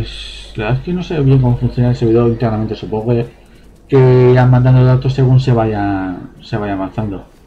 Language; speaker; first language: Spanish; native; Spanish